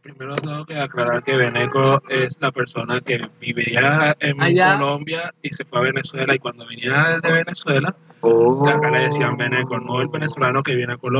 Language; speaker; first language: Spanish; native; Spanish